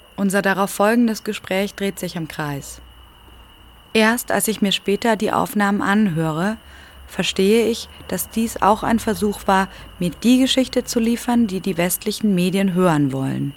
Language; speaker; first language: German; native; German